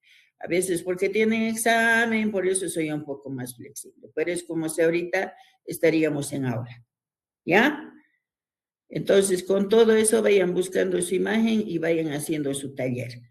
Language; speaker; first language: Spanish; native; Spanish